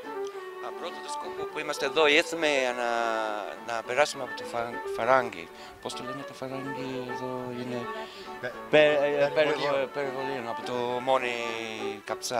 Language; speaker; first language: Greek; non-native, learner; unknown